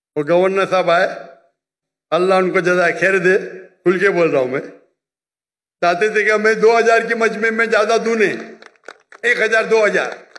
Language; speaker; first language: Urdu; non-native, local second language; Konkani